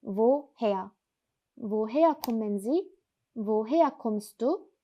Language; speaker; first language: German; non-native, fluent; Korean